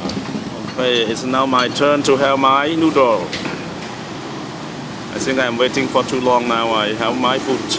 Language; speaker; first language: English; non-native, learner; Khmer